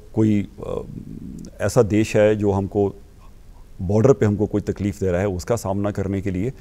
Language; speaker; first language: Hindi; native; Hindi